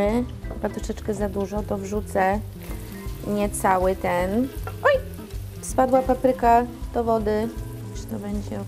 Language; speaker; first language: Polish; early bilingual, heritage; Polish